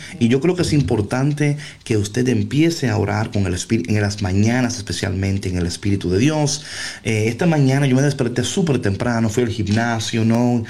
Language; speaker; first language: Spanish; early bilingual, heritage; Spanish